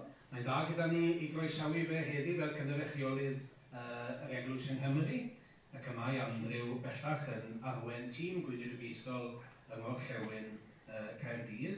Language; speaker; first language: Welsh; native; Welsh